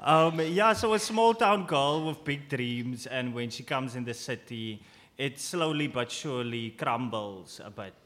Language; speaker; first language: English; non-native, local second language; Afrikaans